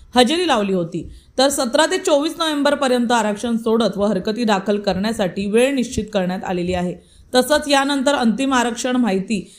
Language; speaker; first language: Marathi; native; Marathi